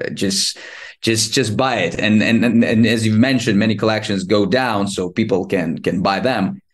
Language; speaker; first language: English; non-native, fluent; Ukrainian